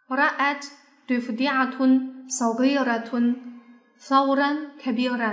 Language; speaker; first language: Arabic; non-native, fluent; Chinese